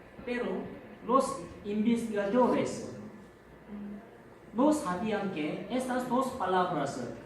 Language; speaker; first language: Spanish; non-native, fluent; Korean